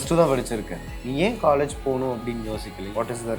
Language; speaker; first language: Tamil; native; Tamil